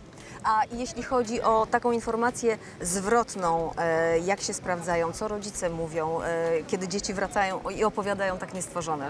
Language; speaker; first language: Polish; native; Polish